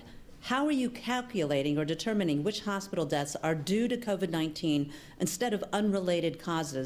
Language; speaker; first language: English; native; English